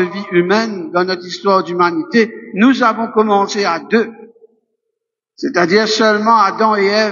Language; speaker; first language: French; non-native, local second language; Morisyen